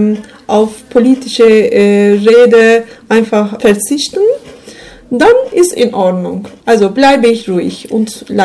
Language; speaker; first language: German; non-native, learner; Turkish